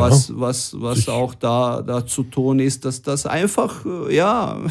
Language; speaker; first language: German; non-native, fluent; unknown